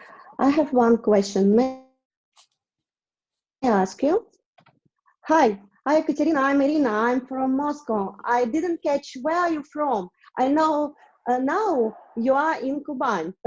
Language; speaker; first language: English; non-native, learner; Russian